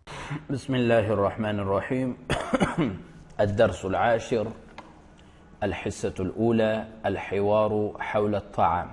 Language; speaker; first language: Arabic; non-native, fluent; Urdu